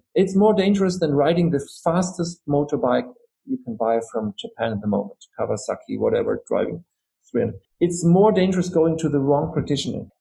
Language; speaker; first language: English; non-native, fluent; German